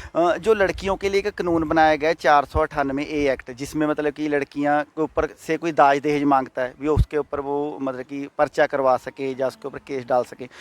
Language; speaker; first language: Hindi; non-native, local second language; Punjabi